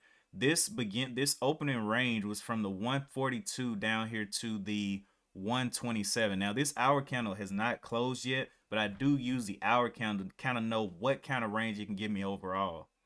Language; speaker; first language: English; native; English